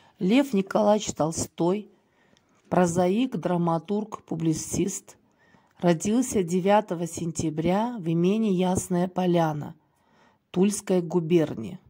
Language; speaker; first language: Russian; non-native, local second language; Kyrgyz